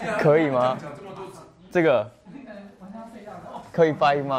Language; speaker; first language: Chinese; non-native, learner; Korean